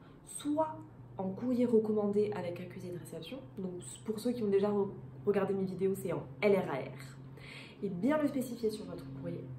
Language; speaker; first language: French; native; French